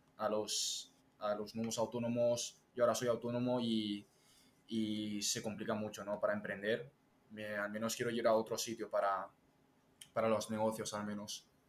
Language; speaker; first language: Spanish; early bilingual, other home language; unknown